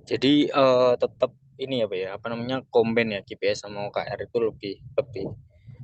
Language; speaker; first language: Indonesian; native; Indonesian